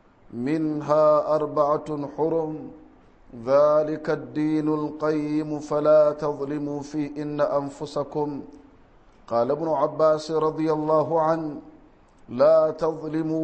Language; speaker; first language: Arabic; non-native, fluent; Hausa